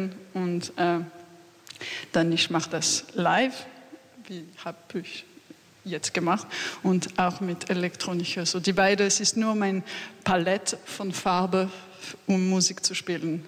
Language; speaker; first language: German; non-native, learner; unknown